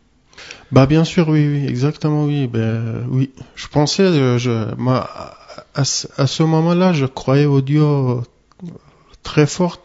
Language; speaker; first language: French; non-native, learner; Arabic